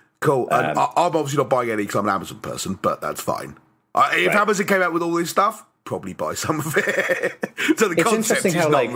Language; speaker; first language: English; native; English